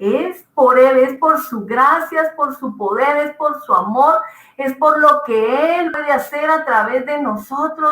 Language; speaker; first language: Spanish; native; Spanish